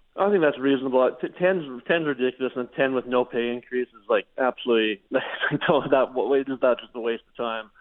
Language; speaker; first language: English; native; English